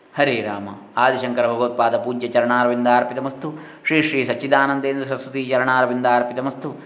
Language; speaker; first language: Hindi; non-native, local second language; Kannada